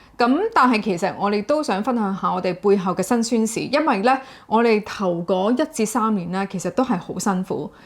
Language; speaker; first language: Cantonese; native; Cantonese